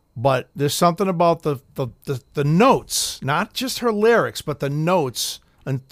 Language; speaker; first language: English; native; English